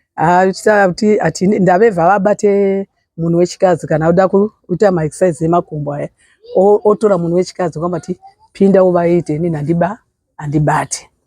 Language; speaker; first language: Shona; non-native, local second language; Nyanja